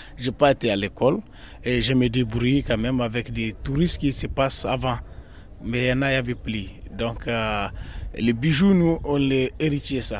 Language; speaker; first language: French; non-native, local second language; Tamasheq